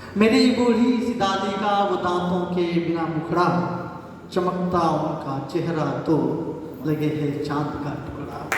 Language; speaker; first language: Hindi; native; Hindi